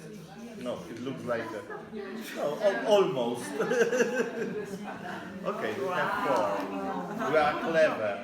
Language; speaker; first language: English; non-native, learner; Polish